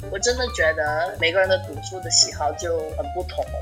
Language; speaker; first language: Chinese; early bilingual, heritage; English